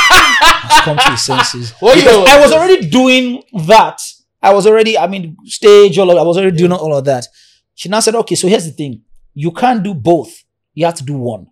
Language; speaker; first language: English; non-native, local second language; Yoruba